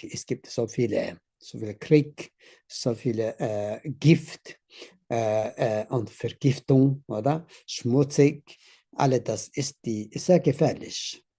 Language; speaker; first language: German; non-native, learner; Tibetan